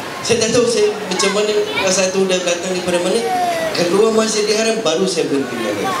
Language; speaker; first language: Malay; non-native, local second language; Chinese